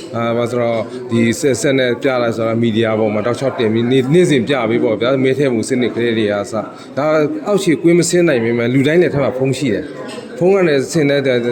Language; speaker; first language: Burmese; non-native, local second language; Shan